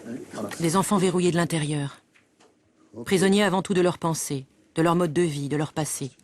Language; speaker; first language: French; native; French